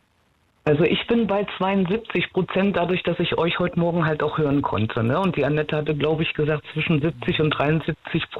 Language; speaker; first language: German; native; German